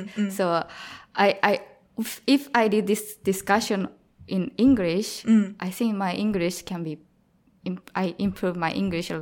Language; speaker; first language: English; non-native, learner; Japanese